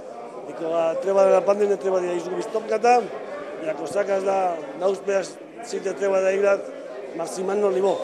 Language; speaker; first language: Macedonian; non-native, learner; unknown